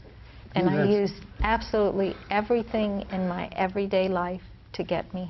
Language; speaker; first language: English; native; English